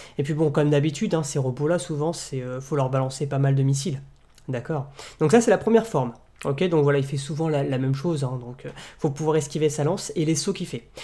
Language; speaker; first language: French; native; French